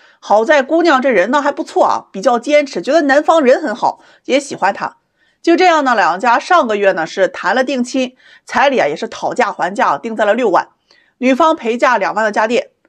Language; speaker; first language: Chinese; native; Chinese